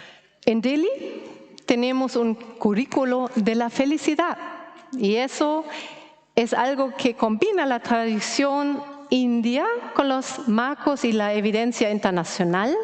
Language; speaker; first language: Spanish; non-native, fluent; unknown